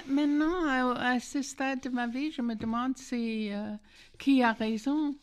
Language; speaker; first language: French; non-native, fluent; English